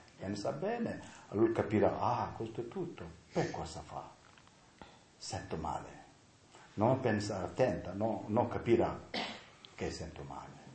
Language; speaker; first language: Italian; non-native, learner; Tibetan